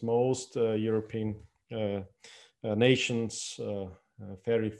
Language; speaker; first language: English; non-native, fluent; German